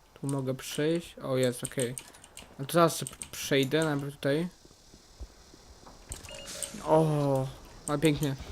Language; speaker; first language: Polish; native; Polish